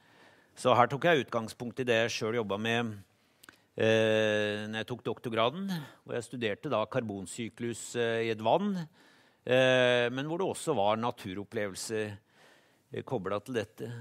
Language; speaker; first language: Norwegian; native; Norwegian